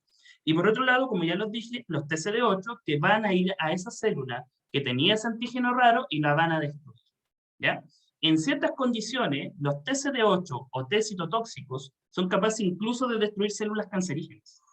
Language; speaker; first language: Spanish; native; Spanish